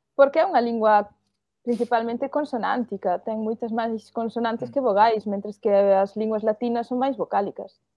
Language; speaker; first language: Galician; early bilingual, heritage; Galician